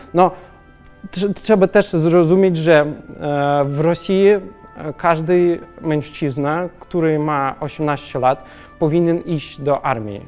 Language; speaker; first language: Polish; non-native, learner; Russian